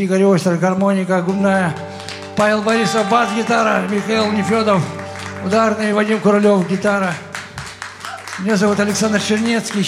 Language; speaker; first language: Russian; native; Russian